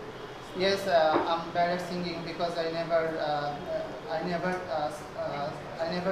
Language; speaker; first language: English; non-native, learner; Bangla